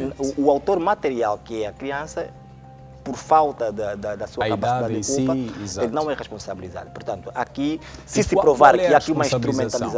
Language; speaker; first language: Portuguese; native; Portuguese